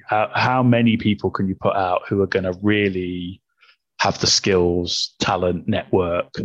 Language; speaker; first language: English; native; English